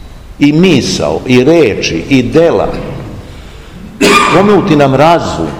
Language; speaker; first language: Serbian; native; Serbian